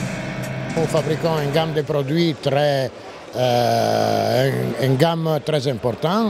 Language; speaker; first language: French; non-native, fluent; Italian